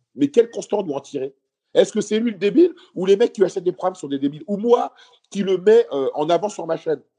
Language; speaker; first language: French; native; French